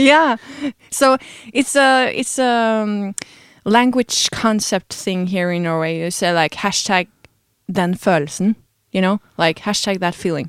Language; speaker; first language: English; non-native, fluent; Norwegian